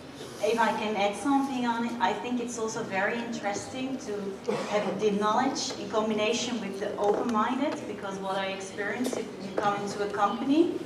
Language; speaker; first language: English; non-native, fluent; Dutch